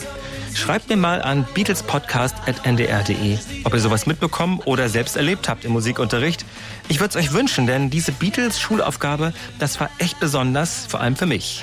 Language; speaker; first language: German; native; German